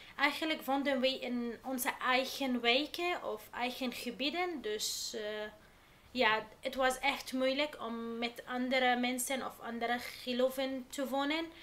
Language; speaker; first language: Dutch; non-native, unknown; Arabic